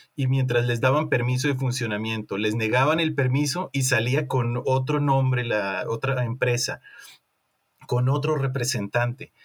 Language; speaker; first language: Spanish; native; Spanish